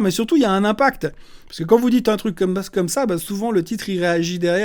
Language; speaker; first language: French; native; French